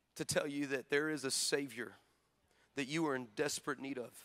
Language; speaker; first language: English; native; English